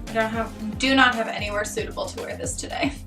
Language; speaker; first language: English; native; English